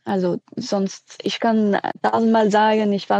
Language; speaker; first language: German; non-native, fluent; French